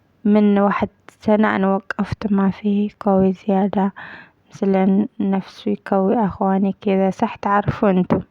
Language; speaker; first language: Arabic; non-native, learner; Amharic